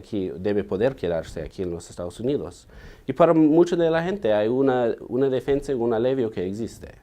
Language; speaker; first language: Spanish; non-native, fluent; English